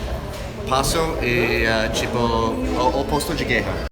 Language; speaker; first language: Portuguese; non-native, learner; English